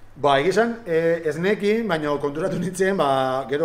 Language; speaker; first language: Basque; native; Basque